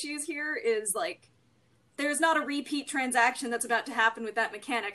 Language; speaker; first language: English; native; English